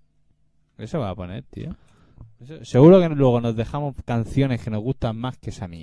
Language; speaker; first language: Spanish; native; Spanish